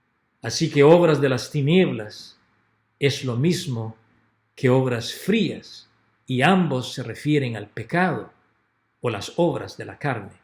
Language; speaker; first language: Spanish; native; Spanish